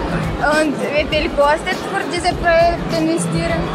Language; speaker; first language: German; non-native, learner; Russian